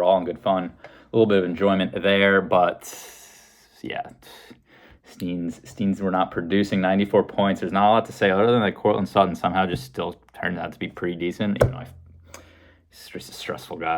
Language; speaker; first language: English; native; English